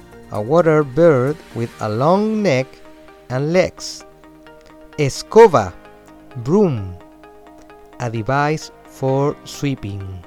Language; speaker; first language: English; non-native, fluent; Spanish